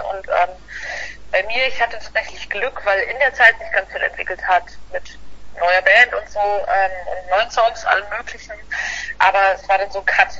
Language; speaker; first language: German; native; German